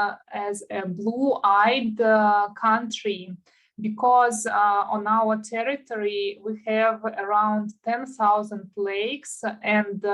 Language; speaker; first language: English; non-native, fluent; Belarusian